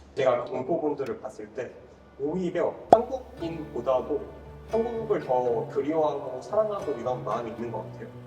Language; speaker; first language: Korean; native; Korean